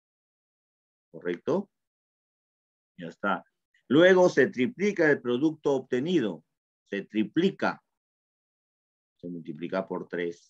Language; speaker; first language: Spanish; native; Spanish